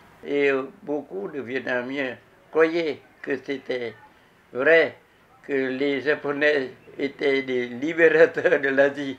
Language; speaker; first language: French; non-native, local second language; Vietnamese